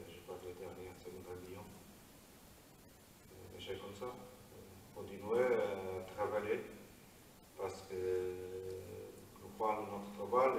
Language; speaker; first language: French; non-native, learner; Portuguese